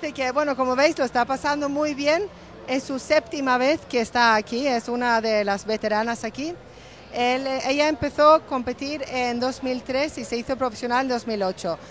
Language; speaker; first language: Spanish; native; Spanish